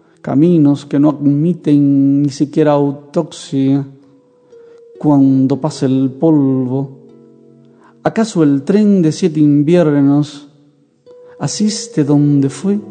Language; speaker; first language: Spanish; native; Spanish